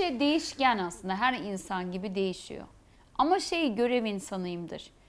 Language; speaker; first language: Turkish; early bilingual, heritage; Turkish